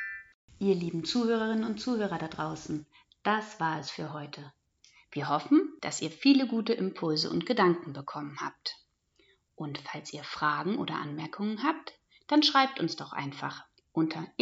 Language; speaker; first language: German; native; German